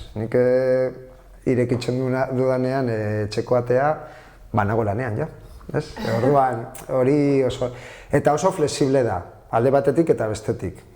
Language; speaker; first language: Basque; non-native, local second language; Spanish